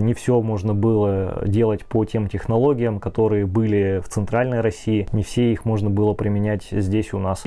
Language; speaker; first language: Russian; native; Russian